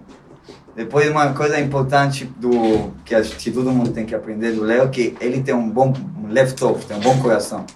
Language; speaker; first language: Portuguese; non-native, local second language; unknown